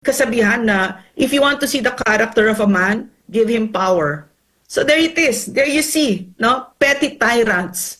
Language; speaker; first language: English; non-native, local second language; Filipino